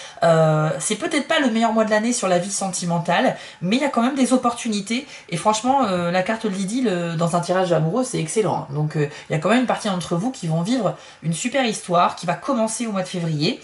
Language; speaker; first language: French; native; French